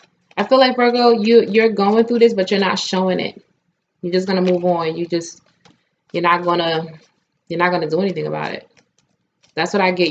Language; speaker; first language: English; native; English